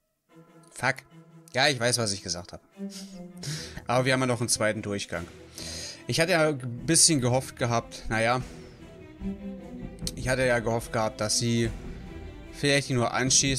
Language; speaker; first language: German; native; German